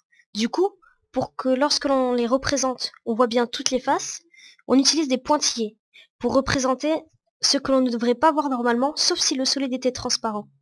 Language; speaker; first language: French; native; French